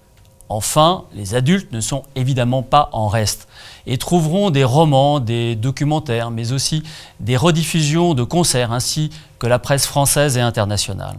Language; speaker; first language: French; native; French